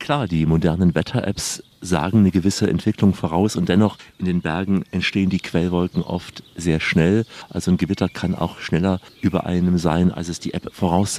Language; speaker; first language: German; native; German